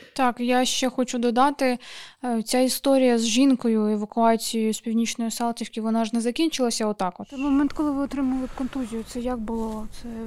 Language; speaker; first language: Ukrainian; native; Ukrainian